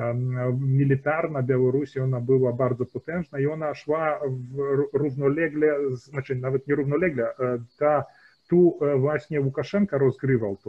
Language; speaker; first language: Polish; early bilingual, heritage; Polish